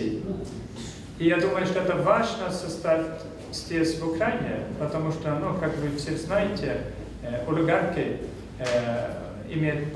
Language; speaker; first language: Russian; non-native, fluent; Swedish